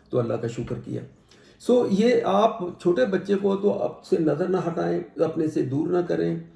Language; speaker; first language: Urdu; non-native, local second language; Punjabi